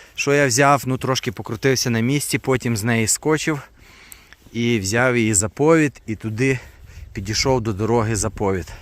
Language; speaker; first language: Ukrainian; non-native, local second language; Russian